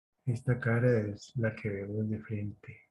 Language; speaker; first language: Spanish; native; Spanish